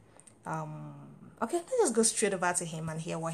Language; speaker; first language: English; non-native, local second language; Igbo